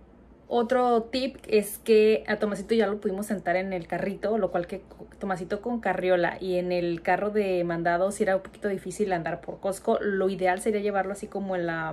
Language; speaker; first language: Spanish; native; Spanish